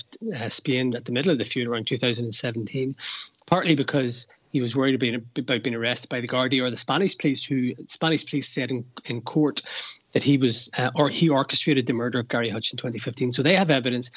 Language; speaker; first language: English; native; English